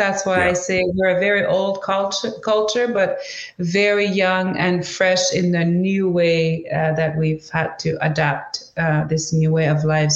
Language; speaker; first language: English; non-native, fluent; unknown